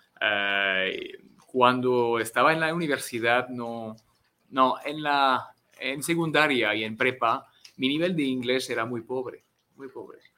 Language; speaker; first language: Spanish; non-native, fluent; French